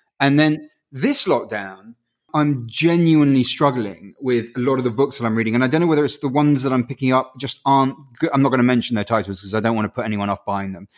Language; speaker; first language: English; early bilingual, other home language; Spanish